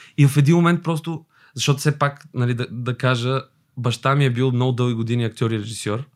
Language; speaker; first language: Bulgarian; early bilingual, other home language; Albanian